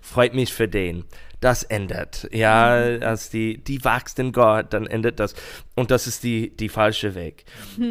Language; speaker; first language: German; non-native, fluent; English